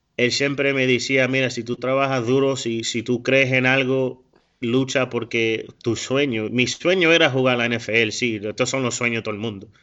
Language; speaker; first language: Spanish; early bilingual, heritage; Spanish